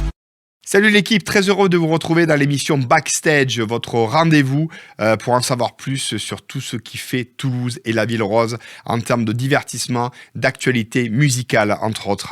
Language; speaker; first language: French; native; French